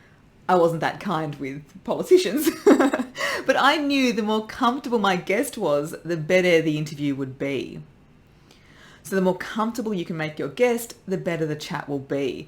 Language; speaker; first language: English; native; English